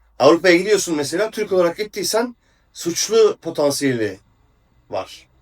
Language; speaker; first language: Turkish; native; Turkish